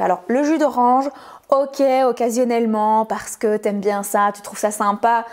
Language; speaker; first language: French; native; French